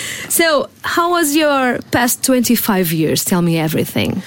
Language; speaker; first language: English; non-native, fluent; Portuguese